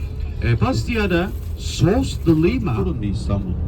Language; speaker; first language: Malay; non-native, fluent; Turkish